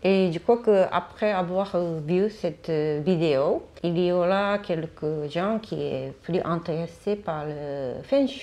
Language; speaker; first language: French; non-native, learner; Japanese